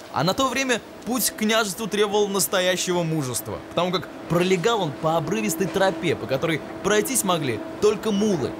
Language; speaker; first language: Russian; native; Russian